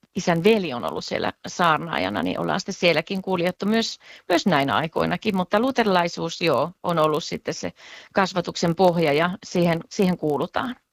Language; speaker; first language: Finnish; native; Finnish